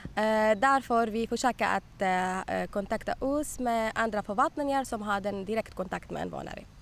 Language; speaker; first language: Swedish; non-native, learner; Arabic